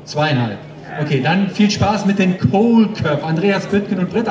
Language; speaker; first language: German; native; German